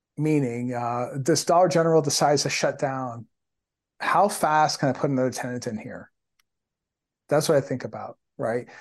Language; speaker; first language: English; native; English